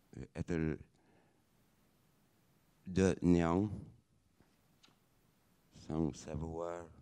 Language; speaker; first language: French; non-native, fluent; Lithuanian